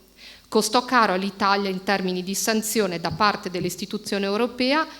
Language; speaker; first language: Italian; native; Italian